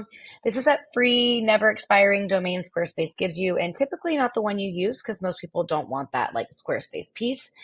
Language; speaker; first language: English; native; English